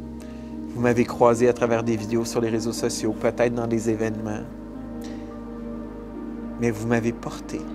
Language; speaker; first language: French; native; French